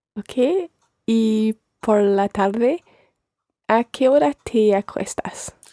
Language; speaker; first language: Spanish; non-native, learner; English